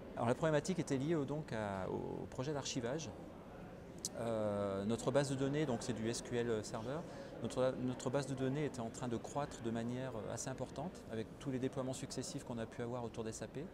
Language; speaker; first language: French; native; French